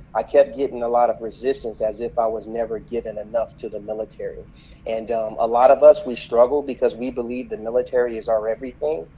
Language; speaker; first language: English; native; English